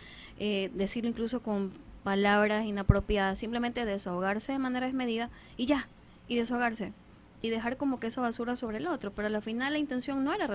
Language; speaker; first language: Spanish; native; Spanish